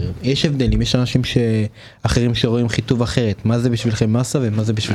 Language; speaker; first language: Hebrew; native; Hebrew